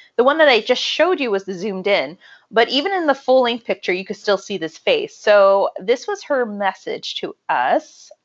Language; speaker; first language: English; native; English